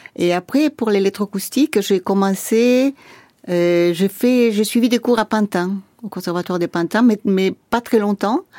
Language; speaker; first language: French; non-native, fluent; Spanish